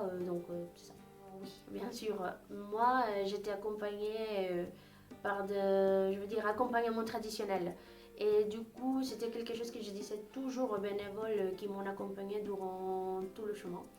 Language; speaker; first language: French; non-native, fluent; Spanish